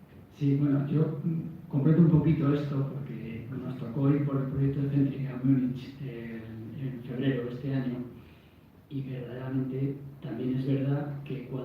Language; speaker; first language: Spanish; native; Spanish